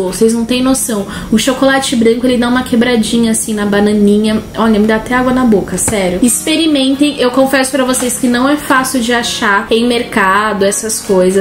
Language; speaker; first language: Portuguese; native; Portuguese